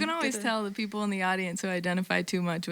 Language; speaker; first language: English; native; English